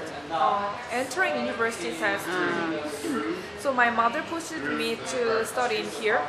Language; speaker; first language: English; non-native, learner; Korean